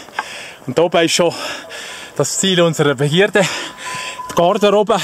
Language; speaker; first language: German; native; German